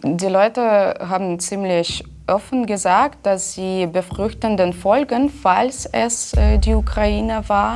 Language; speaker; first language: German; non-native, fluent; Russian